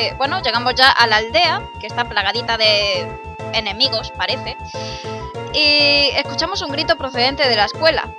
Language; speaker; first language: Spanish; native; Spanish